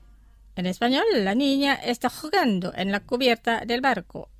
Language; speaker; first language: Spanish; non-native, fluent; Indonesian